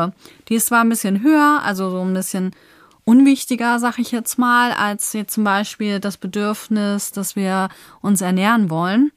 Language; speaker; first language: German; native; German